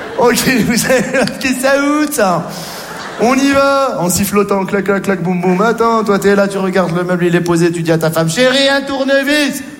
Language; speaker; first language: French; native; French